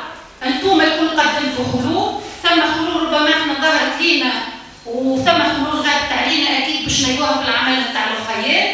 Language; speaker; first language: Arabic; native; Arabic